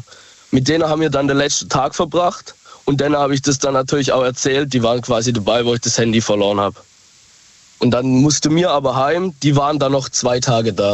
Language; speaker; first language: German; native; German